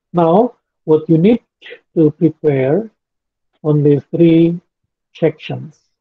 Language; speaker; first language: English; non-native, fluent; Indonesian